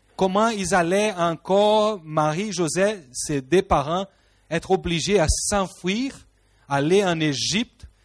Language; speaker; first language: French; non-native, fluent; Portuguese